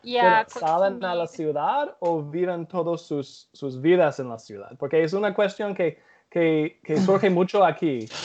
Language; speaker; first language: Spanish; non-native, learner; English